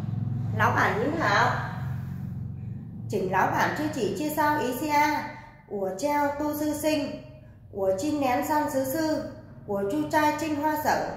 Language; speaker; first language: Chinese; non-native, learner; Vietnamese